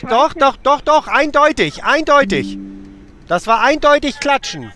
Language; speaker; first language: German; native; German